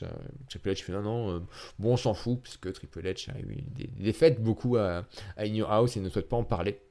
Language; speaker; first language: French; native; French